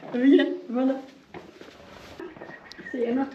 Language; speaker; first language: French; non-native, learner; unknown